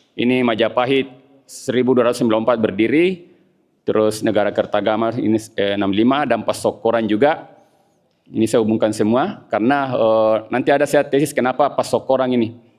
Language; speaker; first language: Indonesian; non-native, local second language; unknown